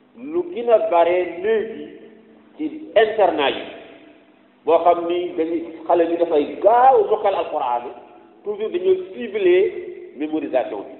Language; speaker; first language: Wolof; non-native, local second language; Fula